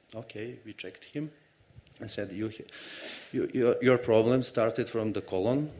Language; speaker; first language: English; non-native, fluent; Serbian